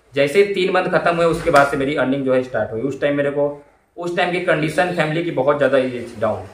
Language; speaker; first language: Hindi; native; Hindi